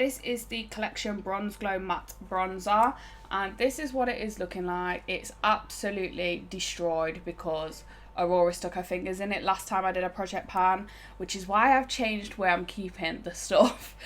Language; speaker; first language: English; native; English